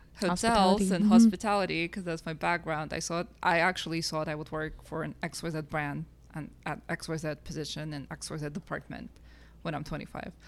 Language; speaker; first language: English; non-native, fluent; Russian